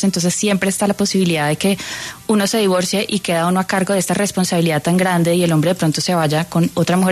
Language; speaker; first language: Spanish; native; Spanish